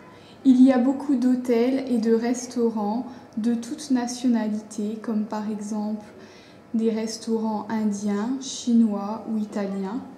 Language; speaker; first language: French; non-native, learner; English